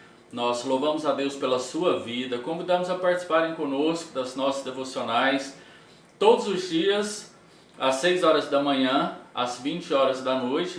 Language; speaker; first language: Portuguese; native; Portuguese